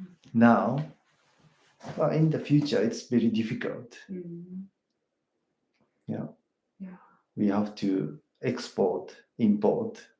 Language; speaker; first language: English; non-native, learner; Japanese